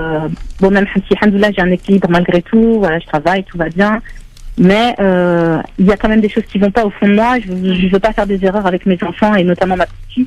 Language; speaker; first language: French; native; French